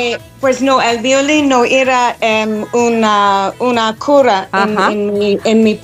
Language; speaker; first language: Spanish; non-native, fluent; English